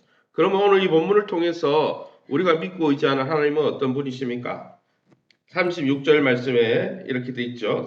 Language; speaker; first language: Korean; native; Korean